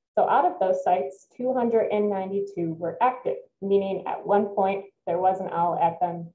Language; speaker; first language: English; native; English